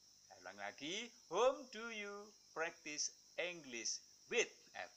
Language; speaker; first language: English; non-native, fluent; Indonesian